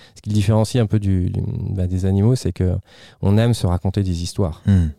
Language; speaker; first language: French; native; French